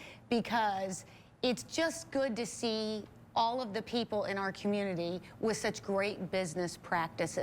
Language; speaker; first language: English; native; English